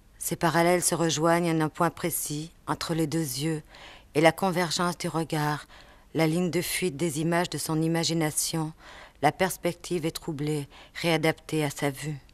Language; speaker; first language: French; native; French